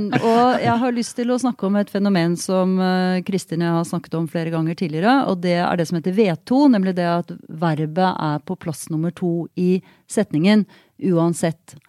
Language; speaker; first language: Norwegian; native; Norwegian